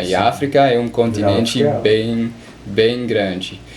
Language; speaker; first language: Portuguese; non-native, learner; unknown